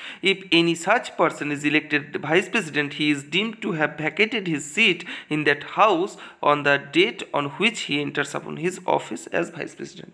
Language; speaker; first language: English; non-native, local second language; Bangla